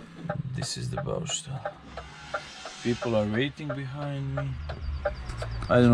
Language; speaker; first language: English; non-native, learner; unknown